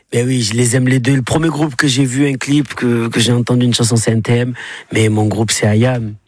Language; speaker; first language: French; native; French